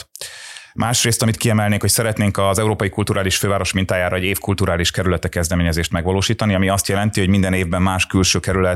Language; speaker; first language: Hungarian; native; Hungarian